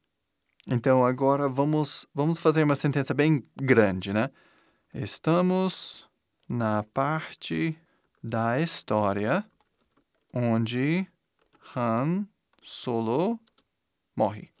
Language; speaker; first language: Portuguese; non-native, fluent; English